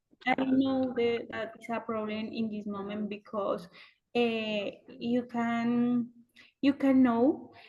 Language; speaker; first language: English; non-native, learner; Spanish